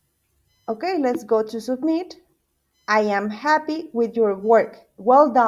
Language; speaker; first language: English; non-native, fluent; Spanish